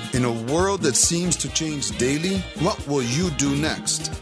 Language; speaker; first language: English; native; English